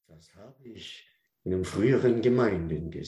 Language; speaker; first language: German; non-native, learner; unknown